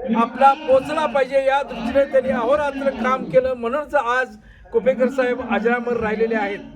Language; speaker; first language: Marathi; native; Marathi